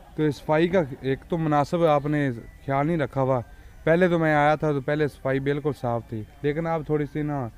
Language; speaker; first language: Urdu; non-native, local second language; Punjabi